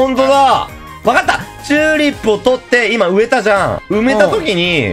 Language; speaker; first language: Japanese; native; Japanese